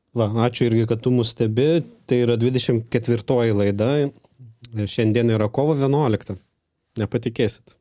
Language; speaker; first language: Lithuanian; non-native, local second language; Russian